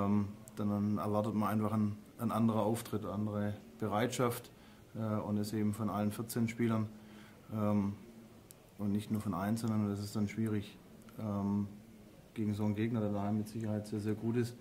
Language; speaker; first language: German; native; German